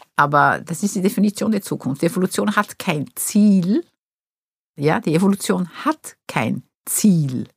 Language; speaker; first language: German; non-native, fluent; Portuguese